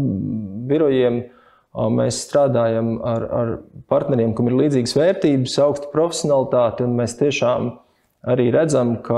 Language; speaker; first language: Latvian; native; Latvian